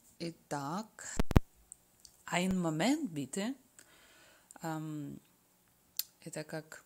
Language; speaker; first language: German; non-native, fluent; Russian